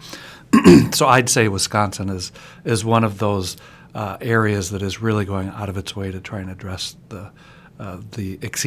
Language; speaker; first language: English; native; English